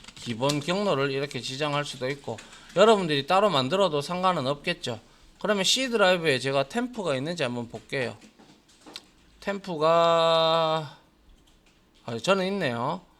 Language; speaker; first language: Korean; native; Korean